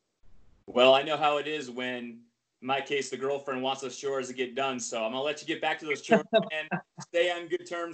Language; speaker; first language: English; native; English